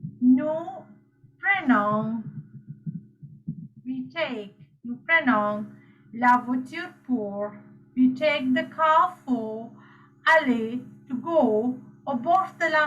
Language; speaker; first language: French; non-native, learner; Sinhala